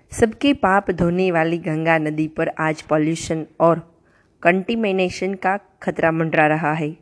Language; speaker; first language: Hindi; non-native, local second language; Gujarati